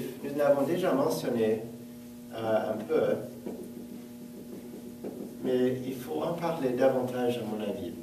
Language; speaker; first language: French; non-native, fluent; English